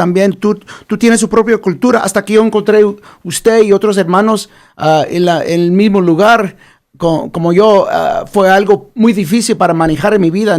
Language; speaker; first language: Spanish; early bilingual, heritage; Spanish